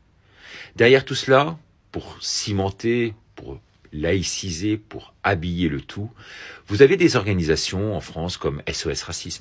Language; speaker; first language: French; native; French